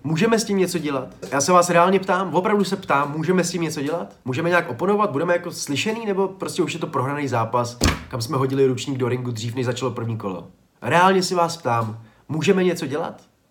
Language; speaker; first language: Czech; native; Czech